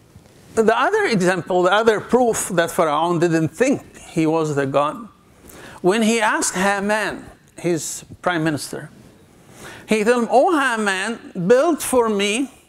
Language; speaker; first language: English; non-native, fluent; Arabic